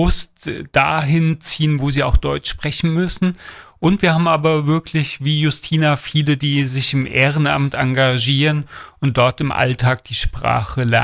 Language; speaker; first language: German; native; German